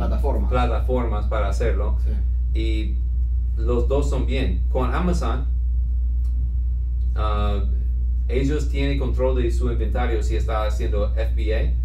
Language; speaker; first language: Spanish; non-native, fluent; English